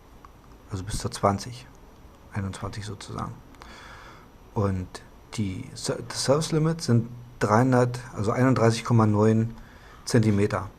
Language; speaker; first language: German; native; German